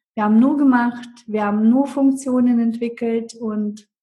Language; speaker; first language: German; non-native, fluent; Russian